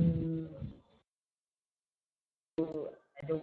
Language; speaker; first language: English; non-native, learner; Vietnamese